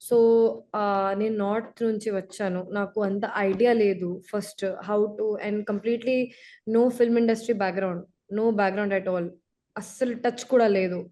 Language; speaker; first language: Telugu; non-native, fluent; Hindi